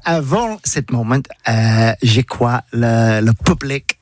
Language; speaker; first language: French; non-native, learner; English